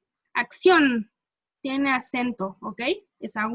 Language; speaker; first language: Spanish; non-native, fluent; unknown